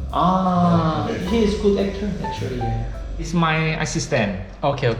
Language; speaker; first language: English; non-native, learner; Korean